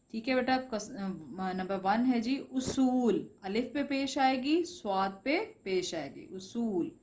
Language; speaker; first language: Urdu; non-native, local second language; Punjabi